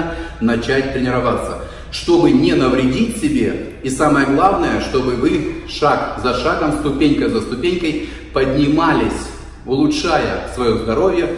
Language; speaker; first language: Russian; native; Russian